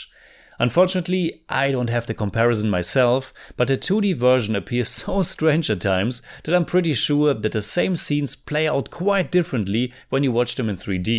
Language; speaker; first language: English; non-native, fluent; German